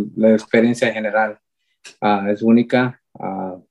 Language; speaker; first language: Spanish; early bilingual, heritage; Spanish